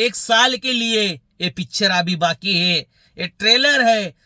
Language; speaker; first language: Hindi; non-native, local second language; Marathi